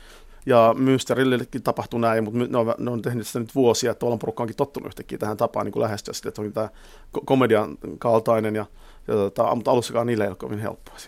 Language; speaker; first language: Finnish; native; Finnish